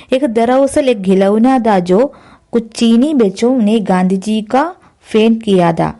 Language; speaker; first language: Hindi; non-native, local second language; Malayalam